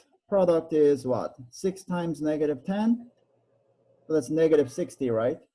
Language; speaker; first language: English; non-native, fluent; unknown